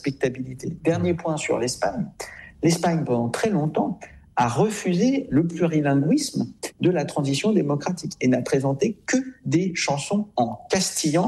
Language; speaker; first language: French; native; French